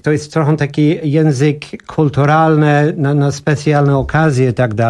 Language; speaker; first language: Polish; non-native, learner; English